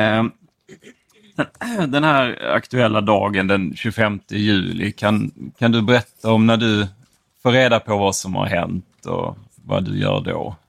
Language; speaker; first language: Swedish; native; Swedish